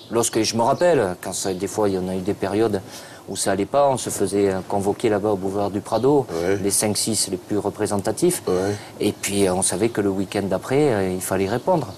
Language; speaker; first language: French; native; French